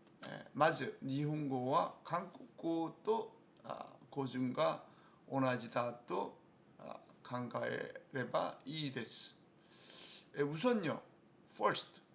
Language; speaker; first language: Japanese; non-native, fluent; Korean